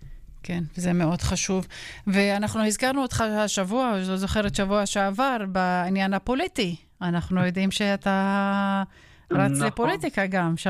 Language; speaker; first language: Hebrew; non-native, local second language; Arabic